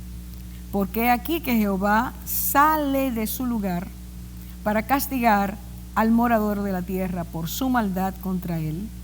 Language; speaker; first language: Spanish; native; Spanish